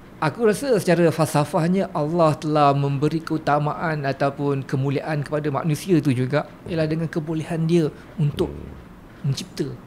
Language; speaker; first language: Malay; native; Malay